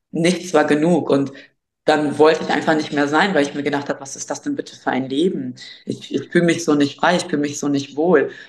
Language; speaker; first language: German; early bilingual, other home language; Albanian